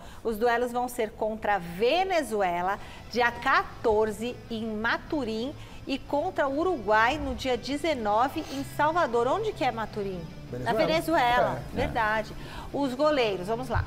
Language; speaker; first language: Portuguese; native; Portuguese